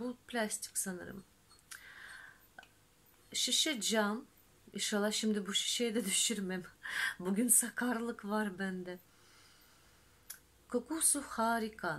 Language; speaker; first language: Turkish; non-native, fluent; Russian